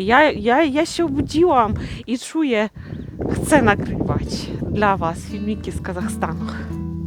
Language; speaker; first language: Polish; early bilingual, heritage; Polish